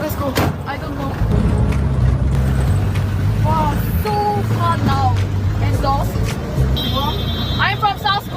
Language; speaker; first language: English; non-native, learner; Korean